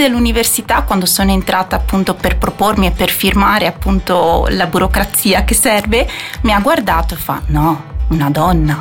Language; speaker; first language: Italian; native; Italian